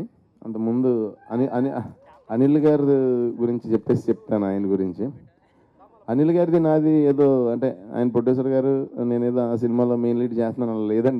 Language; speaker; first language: Telugu; native; Telugu